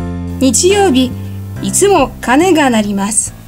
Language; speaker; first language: Japanese; non-native, fluent; Russian